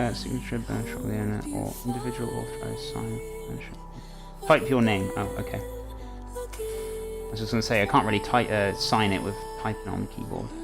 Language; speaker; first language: English; native; English